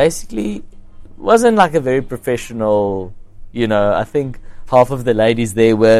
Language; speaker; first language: English; non-native, local second language; Afrikaans